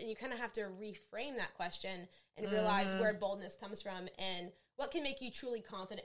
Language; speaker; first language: English; native; English